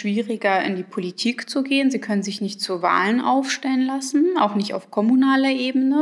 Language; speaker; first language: German; early bilingual, other home language; Arabic